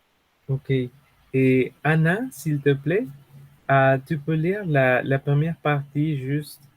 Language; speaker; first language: French; non-native, fluent; Spanish